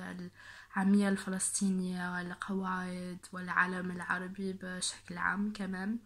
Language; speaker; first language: Arabic; non-native, learner; English